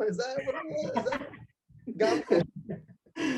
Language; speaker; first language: English; native; English